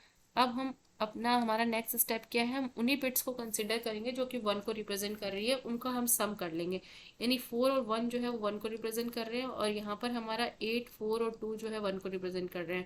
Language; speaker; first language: Hindi; native; Hindi